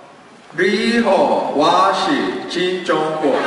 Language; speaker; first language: Chinese; non-native, learner; Korean